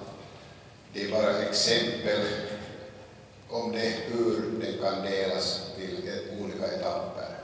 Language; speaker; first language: Swedish; non-native, local second language; Finnish